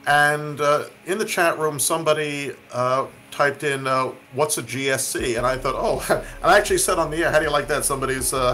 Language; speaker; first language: English; native; English